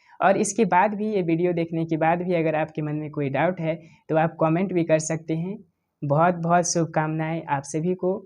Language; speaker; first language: Hindi; native; Hindi